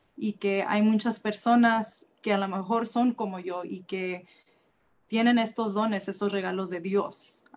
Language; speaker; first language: Spanish; early bilingual, heritage; Spanish